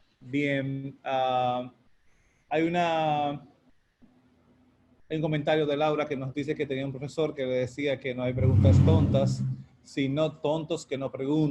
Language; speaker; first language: Spanish; native; Spanish